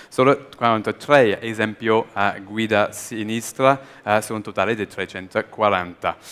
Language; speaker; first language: Italian; non-native, learner; English